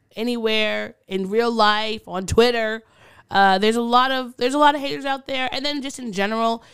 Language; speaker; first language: English; early bilingual, other home language; Yoruba